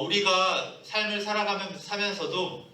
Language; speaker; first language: Korean; native; Korean